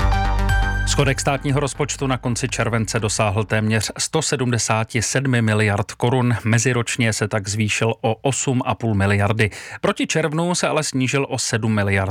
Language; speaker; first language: Czech; native; Czech